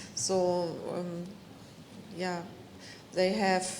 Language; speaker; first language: English; non-native, fluent; German